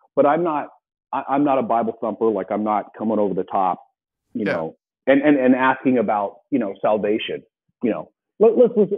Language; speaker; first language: English; native; English